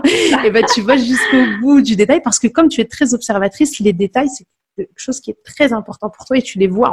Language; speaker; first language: French; native; French